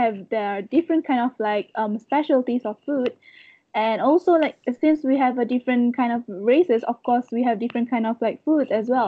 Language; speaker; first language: English; non-native, local second language; Malay